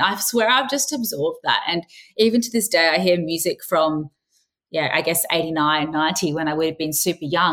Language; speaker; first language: English; native; English